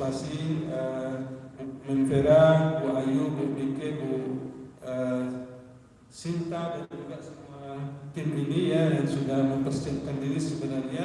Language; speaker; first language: Indonesian; native; Indonesian